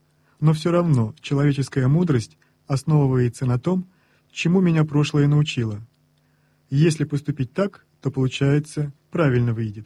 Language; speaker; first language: Russian; native; Russian